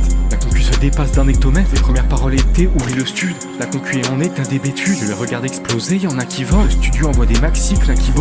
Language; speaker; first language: French; native; French